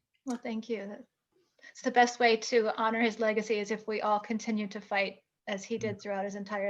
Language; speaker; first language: English; native; English